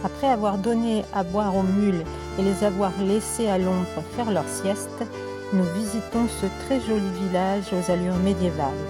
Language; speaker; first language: French; native; French